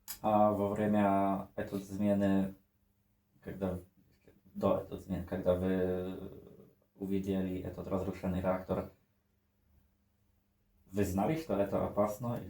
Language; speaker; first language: Russian; non-native, learner; Polish